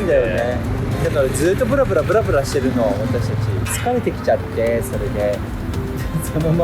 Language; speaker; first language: Japanese; native; Japanese